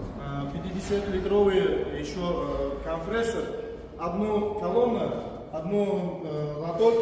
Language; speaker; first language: Russian; non-native, fluent; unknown